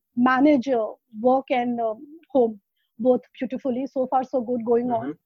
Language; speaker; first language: English; non-native, local second language; Hindi